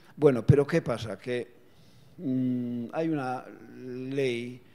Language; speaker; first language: Spanish; non-native, local second language; Basque